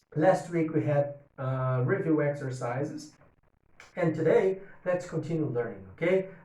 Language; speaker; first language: English; non-native, fluent; Portuguese